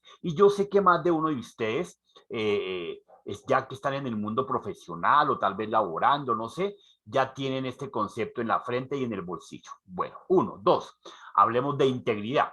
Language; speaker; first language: Spanish; native; Spanish